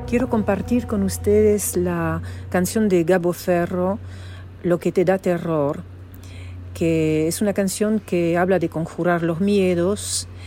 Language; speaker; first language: Spanish; non-native, fluent; French